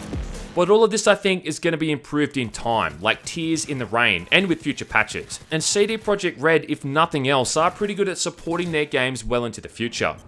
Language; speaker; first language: English; native; English